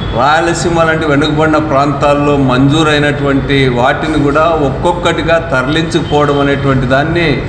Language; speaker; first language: Telugu; native; Telugu